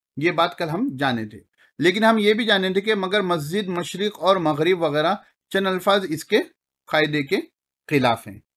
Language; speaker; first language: Urdu; native; Urdu